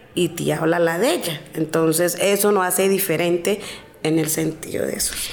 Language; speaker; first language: Spanish; non-native, local second language; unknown